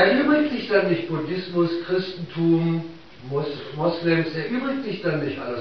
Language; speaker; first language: German; native; German